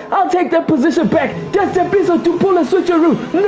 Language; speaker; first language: English; non-native, local second language; Zulu